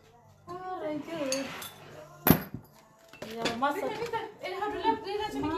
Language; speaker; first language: Swedish; non-native, learner; Cebuano